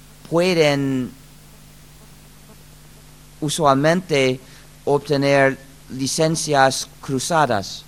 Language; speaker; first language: Spanish; non-native, fluent; English